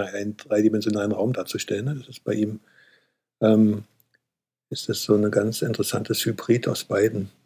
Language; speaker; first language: German; native; German